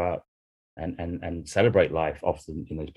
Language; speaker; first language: English; native; English